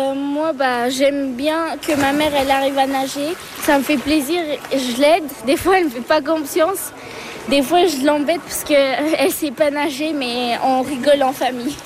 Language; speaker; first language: French; early bilingual, other home language; Turkish